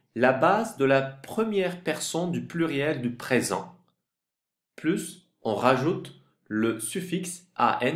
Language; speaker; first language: French; non-native, fluent; Turkish